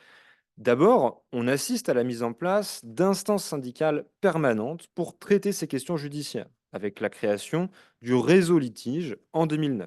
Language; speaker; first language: French; native; French